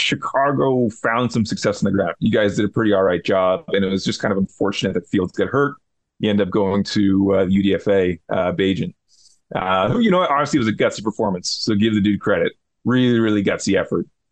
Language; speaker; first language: English; native; English